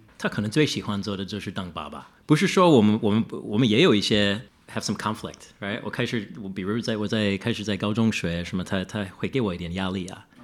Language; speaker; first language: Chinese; non-native, fluent; English